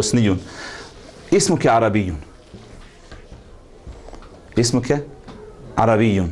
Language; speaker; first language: Arabic; non-native, fluent; Bosnian